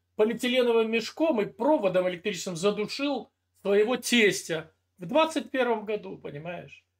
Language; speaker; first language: Russian; native; Russian